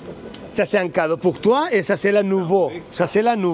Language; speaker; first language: French; non-native, learner; Spanish